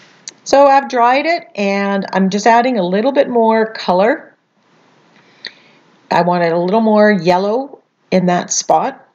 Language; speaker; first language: English; native; English